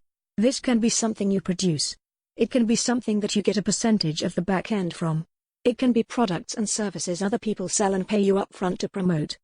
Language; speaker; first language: English; native; English